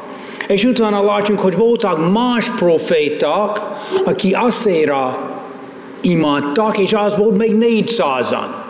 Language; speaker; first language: Hungarian; non-native, fluent; English